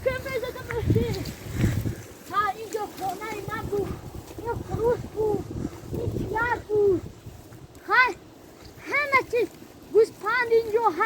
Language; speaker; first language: Persian; non-native, local second language; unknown